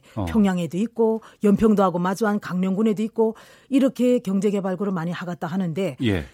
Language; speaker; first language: Korean; native; Korean